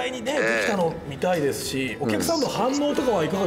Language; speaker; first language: Japanese; native; Japanese